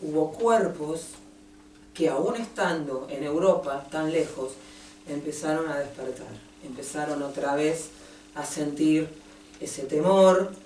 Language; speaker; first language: Spanish; native; Spanish